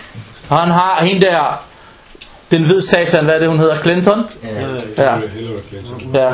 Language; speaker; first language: Danish; non-native, local second language; Arabic